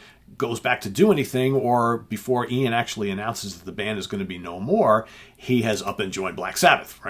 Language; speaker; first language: English; native; English